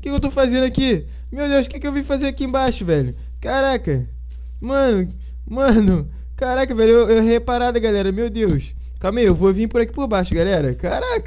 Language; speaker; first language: Portuguese; native; Portuguese